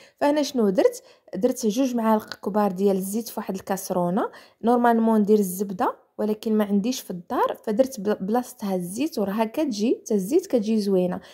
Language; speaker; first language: Arabic; native; Arabic